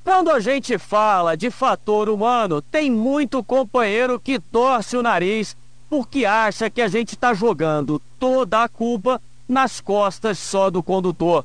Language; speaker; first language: Portuguese; native; Portuguese